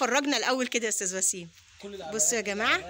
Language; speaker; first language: Arabic; native; Arabic